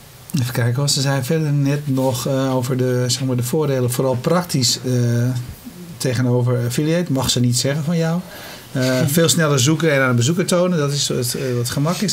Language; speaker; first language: Dutch; native; Dutch